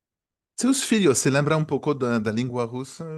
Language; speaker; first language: Portuguese; non-native, fluent; French